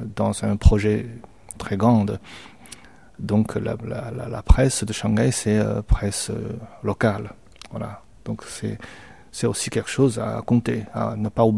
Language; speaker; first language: French; non-native, fluent; Chinese